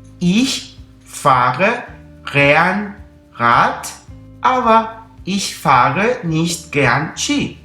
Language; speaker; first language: German; non-native, fluent; Spanish